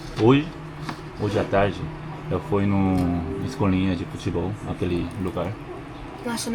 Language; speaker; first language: Portuguese; non-native, learner; Korean